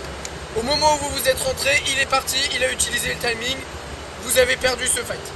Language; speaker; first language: French; native; French